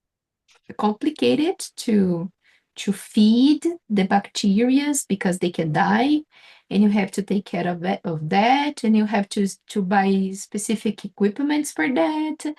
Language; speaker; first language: English; non-native, fluent; Portuguese